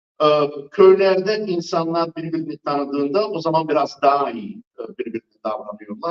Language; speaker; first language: Turkish; non-native, fluent; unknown